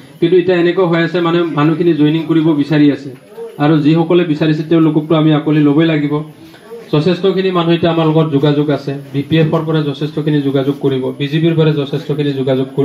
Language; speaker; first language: Assamese; non-native, local second language; Bodo